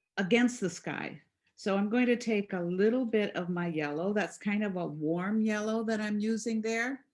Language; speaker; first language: English; native; English